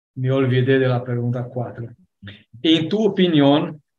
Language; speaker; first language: Spanish; native; Spanish